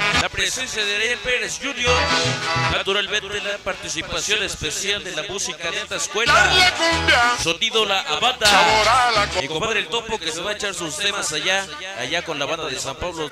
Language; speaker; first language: Spanish; native; Spanish